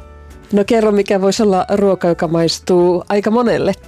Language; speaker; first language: Finnish; native; Finnish